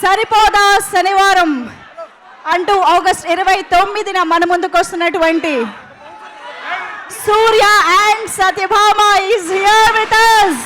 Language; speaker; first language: Telugu; native; Telugu